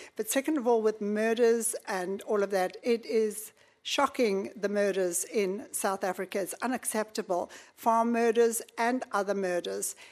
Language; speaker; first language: English; native; English